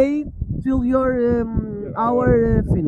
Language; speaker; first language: English; non-native, learner; Portuguese